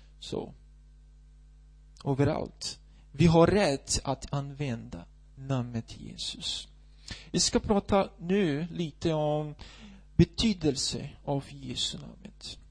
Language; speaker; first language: Swedish; non-native, fluent; Portuguese